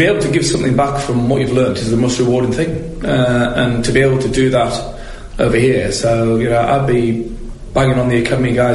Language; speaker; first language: English; native; English